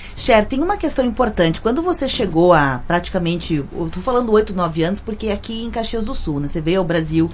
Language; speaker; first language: Portuguese; native; Portuguese